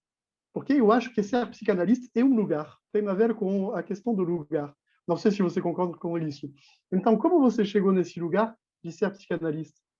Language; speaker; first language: Portuguese; non-native, fluent; French